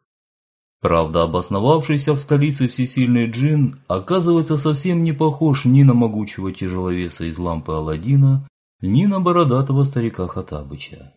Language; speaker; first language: Russian; native; Russian